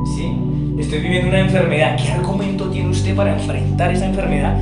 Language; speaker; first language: Spanish; native; Spanish